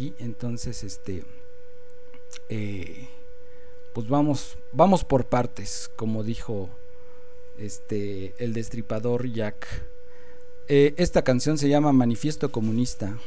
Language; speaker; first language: Spanish; native; Spanish